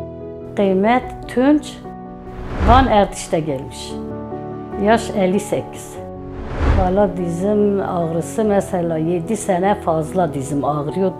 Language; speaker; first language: Turkish; non-native, local second language; Azerbaijani